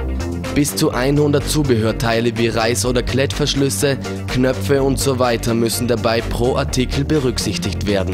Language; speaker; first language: German; native; German